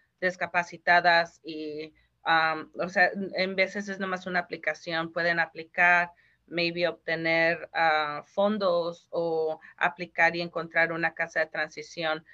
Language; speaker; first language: Spanish; early bilingual, heritage; Spanish